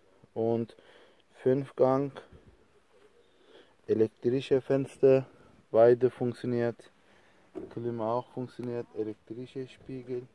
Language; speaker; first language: German; non-native, learner; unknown